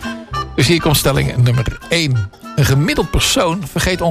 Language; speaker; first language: Dutch; native; Dutch